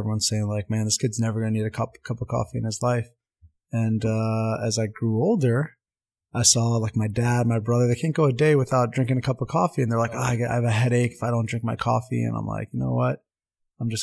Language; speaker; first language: English; non-native, local second language; Armenian